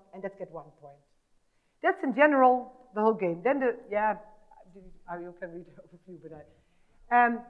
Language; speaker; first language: English; non-native, fluent; Dutch